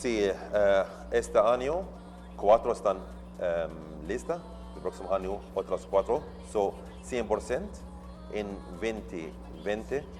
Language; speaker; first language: Spanish; non-native, learner; Arabic